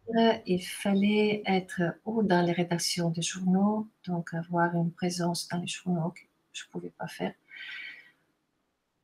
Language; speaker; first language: French; non-native, fluent; Italian